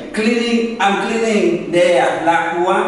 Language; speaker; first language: English; non-native, learner; Haitian Creole